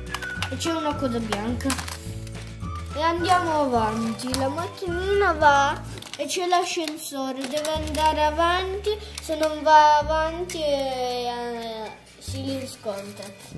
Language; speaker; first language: Italian; early bilingual, other home language; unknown